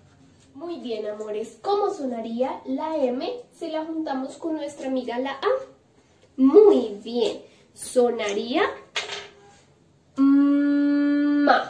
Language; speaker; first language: Spanish; native; Spanish